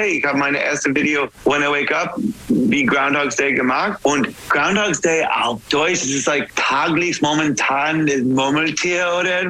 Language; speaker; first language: German; non-native, learner; English